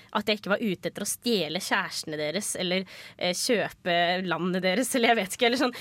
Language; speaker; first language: Norwegian; native; Norwegian